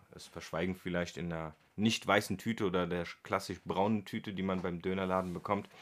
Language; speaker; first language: German; early bilingual, other home language; Turkish